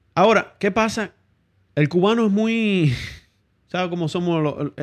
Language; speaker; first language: Spanish; native; Spanish